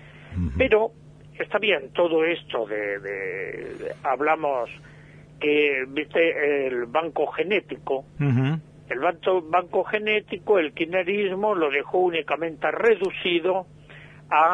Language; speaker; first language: Spanish; native; Spanish